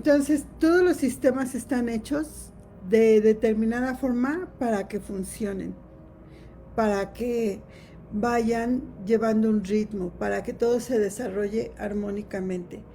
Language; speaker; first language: Spanish; native; Spanish